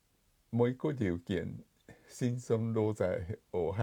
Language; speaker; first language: Vietnamese; non-native, fluent; Japanese